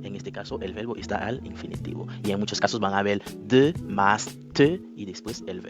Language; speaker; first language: Spanish; non-native, fluent; French